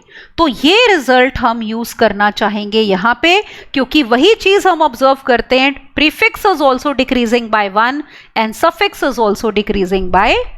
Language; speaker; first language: Hindi; native; Hindi